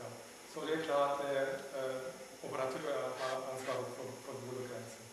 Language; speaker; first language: Swedish; non-native, learner; German